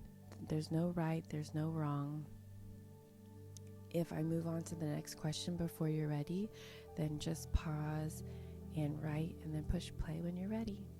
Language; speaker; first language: English; native; English